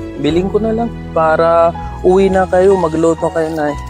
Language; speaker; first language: Filipino; non-native, learner; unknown